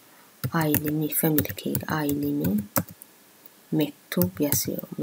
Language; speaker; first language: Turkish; non-native, learner; Somali